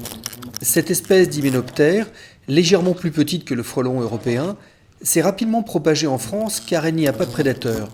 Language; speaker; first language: French; native; French